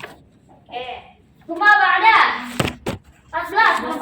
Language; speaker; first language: Arabic; non-native, fluent; Indonesian